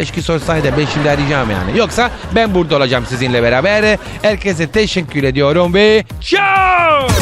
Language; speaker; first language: Turkish; non-native, learner; Italian